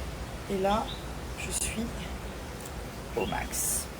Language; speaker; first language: French; native; French